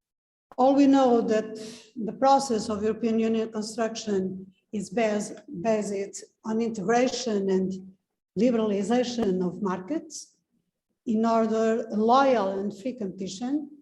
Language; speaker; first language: English; non-native, fluent; Portuguese